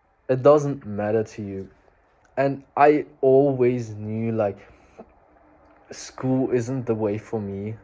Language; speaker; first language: English; non-native, fluent; German